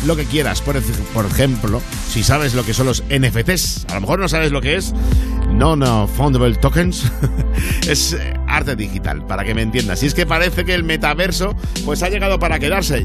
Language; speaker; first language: Spanish; native; Spanish